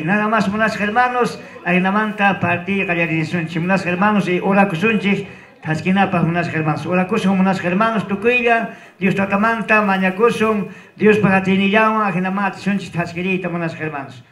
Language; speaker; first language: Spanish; non-native, local second language; Quechua